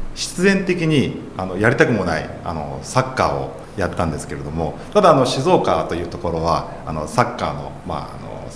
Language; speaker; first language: Japanese; native; Japanese